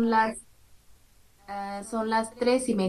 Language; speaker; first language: Spanish; non-native, learner; Hindi